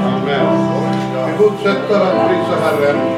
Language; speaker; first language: Swedish; non-native, fluent; Finnish